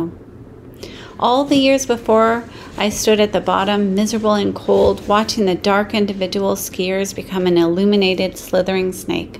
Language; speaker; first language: English; native; English